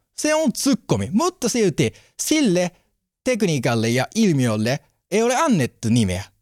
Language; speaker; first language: Finnish; non-native, learner; Japanese